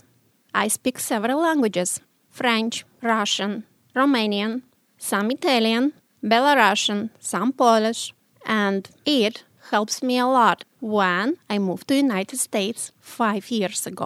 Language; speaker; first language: English; non-native, learner; Romanian